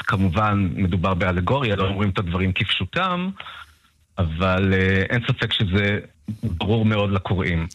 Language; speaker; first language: Hebrew; early bilingual, other home language; Russian